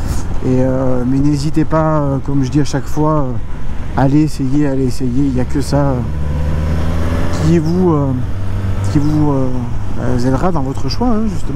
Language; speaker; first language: French; native; French